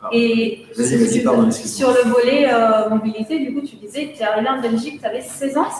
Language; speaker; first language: French; native; French